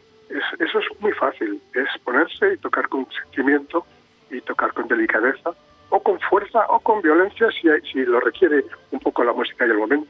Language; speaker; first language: Spanish; native; Spanish